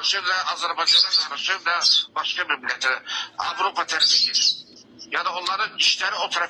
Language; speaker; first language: Turkish; non-native, learner; Azerbaijani